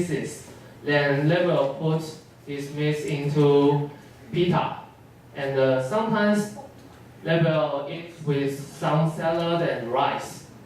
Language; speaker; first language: English; non-native, learner; Chinese